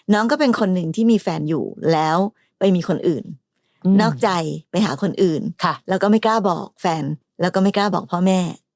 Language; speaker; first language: Thai; native; Thai